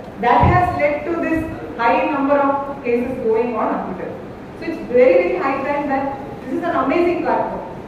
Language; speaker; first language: English; non-native, local second language; Malayalam